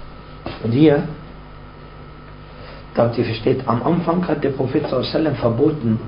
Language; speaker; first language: German; non-native, fluent; Arabic